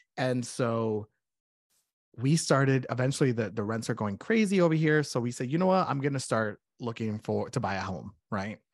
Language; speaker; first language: English; native; English